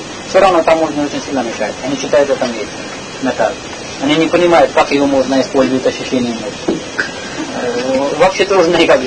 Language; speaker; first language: Russian; non-native, learner; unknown